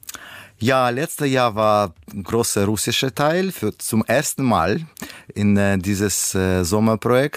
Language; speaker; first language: German; non-native, learner; Russian